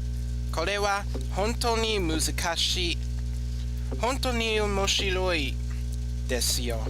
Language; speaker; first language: Japanese; non-native, learner; English